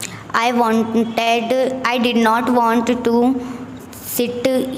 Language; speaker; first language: English; non-native, learner; Hindi